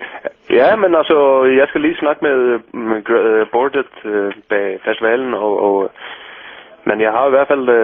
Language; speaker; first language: Danish; non-native, local second language; Faroese